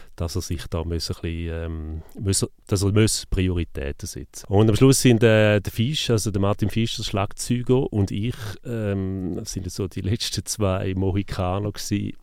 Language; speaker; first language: German; native; German